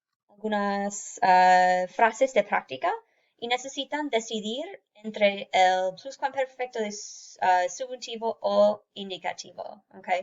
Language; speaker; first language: Spanish; non-native, fluent; English